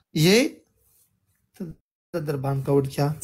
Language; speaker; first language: Hindi; non-native, local second language; Pashto